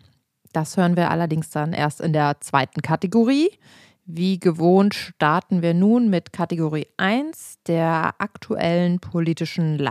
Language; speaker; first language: German; native; German